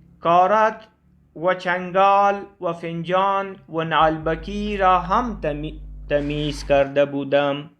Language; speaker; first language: Persian; non-native, fluent; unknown